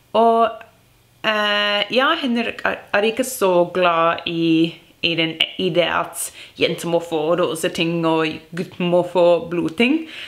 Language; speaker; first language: Norwegian; non-native, learner; English